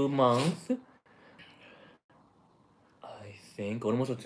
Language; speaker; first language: English; non-native, fluent; Japanese